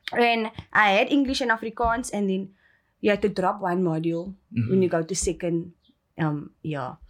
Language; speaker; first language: English; native; English